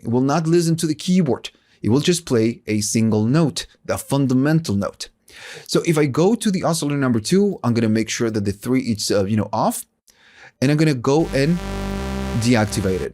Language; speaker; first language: English; non-native, fluent; Spanish